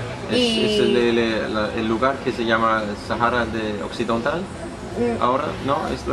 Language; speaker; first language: Spanish; non-native, learner; Danish